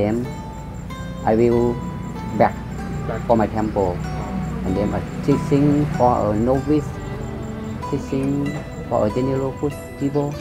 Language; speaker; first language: English; non-native, learner; Lao